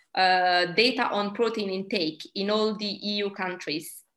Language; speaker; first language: English; non-native, fluent; Italian